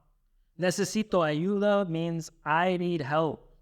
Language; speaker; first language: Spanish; non-native, fluent; English